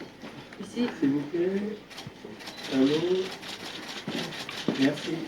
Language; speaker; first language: French; non-native, fluent; Spanish